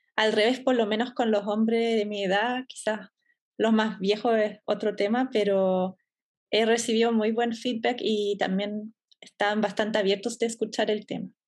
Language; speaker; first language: Spanish; non-native, fluent; German